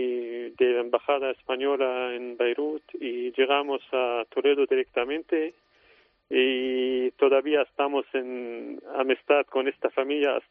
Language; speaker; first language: Spanish; non-native, fluent; Arabic